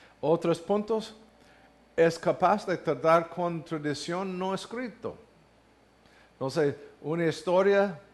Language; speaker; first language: Spanish; non-native, learner; English